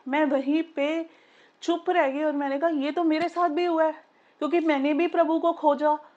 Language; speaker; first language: Hindi; native; Hindi